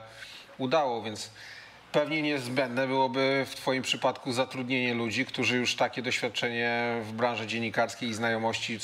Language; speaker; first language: Polish; native; Polish